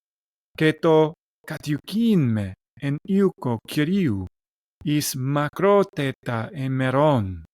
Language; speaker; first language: Greek; non-native, learner; English